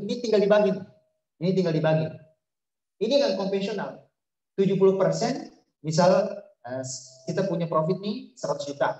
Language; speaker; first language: Indonesian; native; Indonesian